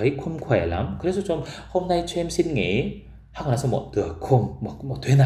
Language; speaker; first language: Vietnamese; non-native, fluent; Korean